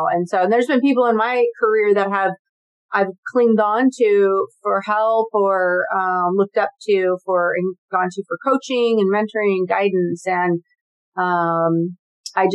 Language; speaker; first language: English; native; English